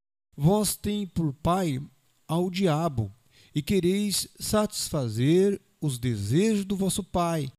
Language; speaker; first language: Portuguese; native; Portuguese